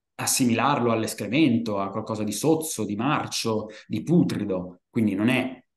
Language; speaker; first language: Italian; native; Italian